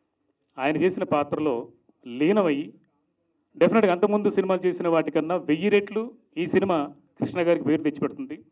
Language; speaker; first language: Telugu; native; Telugu